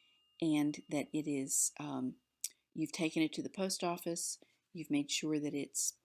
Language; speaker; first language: English; native; English